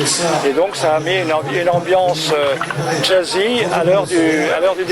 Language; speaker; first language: French; native; French